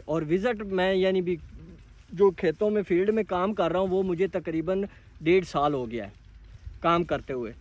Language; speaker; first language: Urdu; non-native, local second language; Punjabi